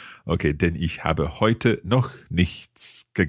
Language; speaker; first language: German; non-native, learner; English